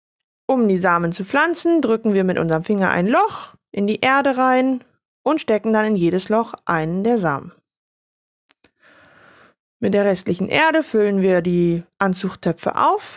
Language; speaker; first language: German; native; German